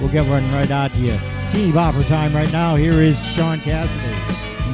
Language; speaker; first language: English; native; English